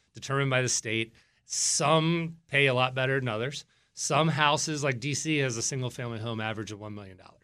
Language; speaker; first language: English; native; English